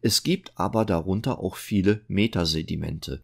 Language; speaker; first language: German; native; German